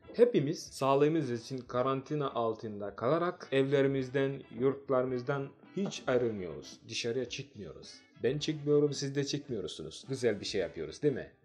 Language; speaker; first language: Turkish; non-native, fluent; Swahili